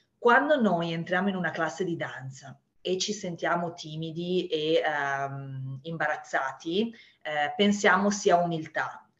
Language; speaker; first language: Italian; native; Italian